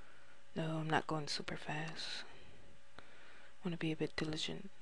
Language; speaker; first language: English; native; English